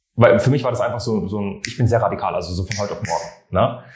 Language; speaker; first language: German; non-native, fluent; French